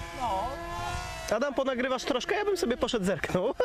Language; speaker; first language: Polish; native; Polish